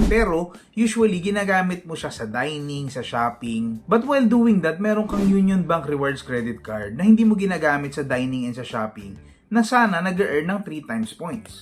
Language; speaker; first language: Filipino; native; Filipino